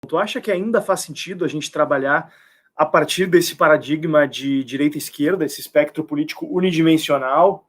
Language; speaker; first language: Portuguese; native; Portuguese